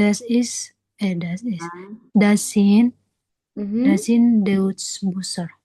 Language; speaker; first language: German; non-native, learner; Indonesian